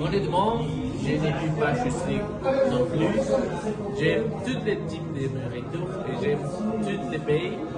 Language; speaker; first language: French; non-native, learner; Spanish